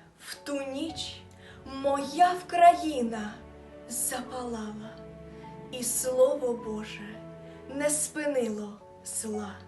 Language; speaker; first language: Ukrainian; native; Ukrainian